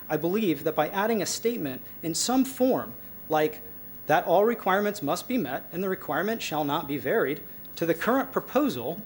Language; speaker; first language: English; native; English